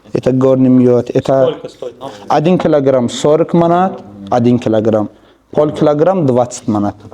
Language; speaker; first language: Russian; non-native, local second language; Azerbaijani